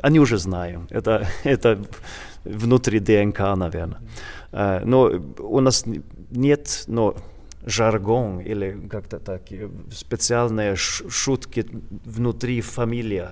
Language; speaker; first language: Russian; non-native, learner; Swedish